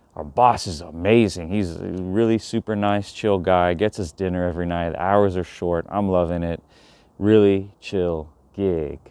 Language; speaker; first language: English; native; English